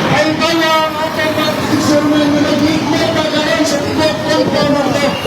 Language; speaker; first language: Filipino; non-native, local second language; Cebuano